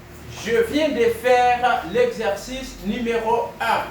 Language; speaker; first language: French; non-native, fluent; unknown